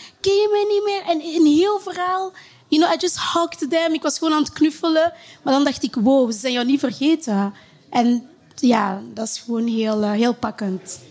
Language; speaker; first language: Dutch; early bilingual, other home language; Lingala